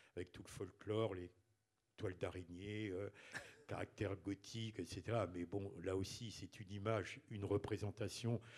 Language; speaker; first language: French; native; French